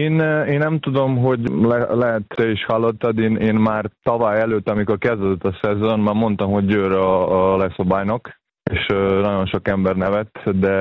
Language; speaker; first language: Hungarian; non-native, fluent; Serbian